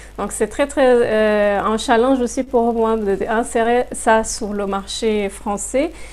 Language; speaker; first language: French; non-native, fluent; Portuguese